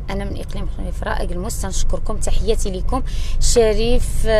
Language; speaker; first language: Arabic; non-native, local second language; Central Atlas Tamazight